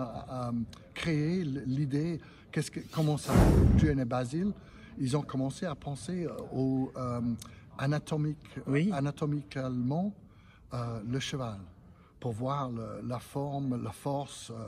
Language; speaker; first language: French; non-native, fluent; English